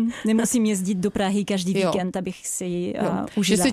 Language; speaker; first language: Czech; non-native, fluent; French